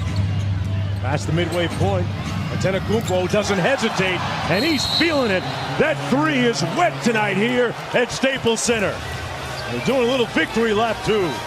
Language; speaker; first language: English; native; English